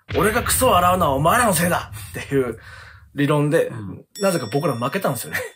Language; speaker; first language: Japanese; native; Japanese